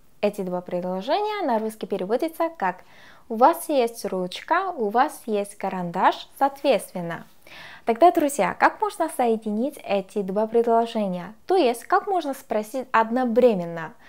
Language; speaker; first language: Russian; non-native, fluent; Korean